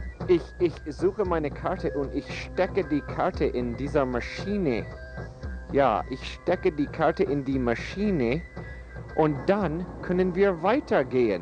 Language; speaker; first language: German; non-native, fluent; English